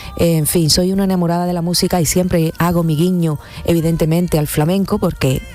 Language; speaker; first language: Spanish; native; Spanish